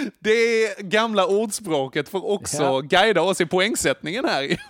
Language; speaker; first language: Swedish; native; Swedish